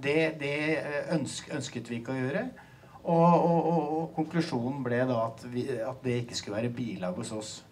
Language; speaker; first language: Norwegian; native; Norwegian